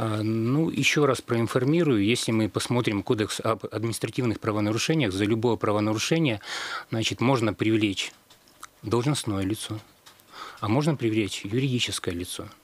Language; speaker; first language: Russian; native; Russian